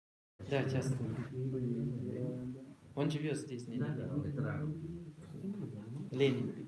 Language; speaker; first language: Russian; non-native, learner; Sinhala